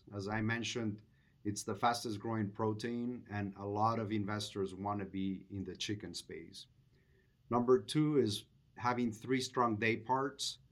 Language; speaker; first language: English; non-native, fluent; Spanish